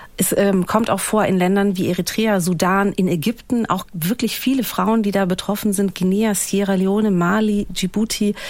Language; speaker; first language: German; native; German